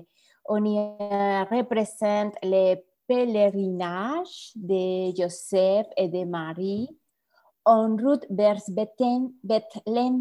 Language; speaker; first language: French; non-native, fluent; Spanish